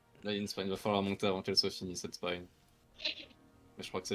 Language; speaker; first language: French; native; French